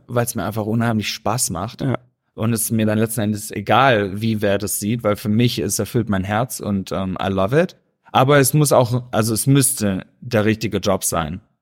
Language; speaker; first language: German; native; German